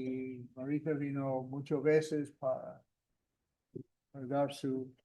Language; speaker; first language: Spanish; non-native, fluent; English